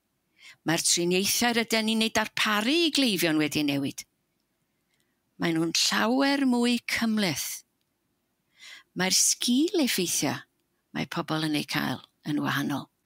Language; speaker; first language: Welsh; native; Welsh